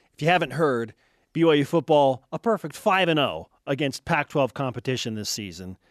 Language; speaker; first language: English; native; English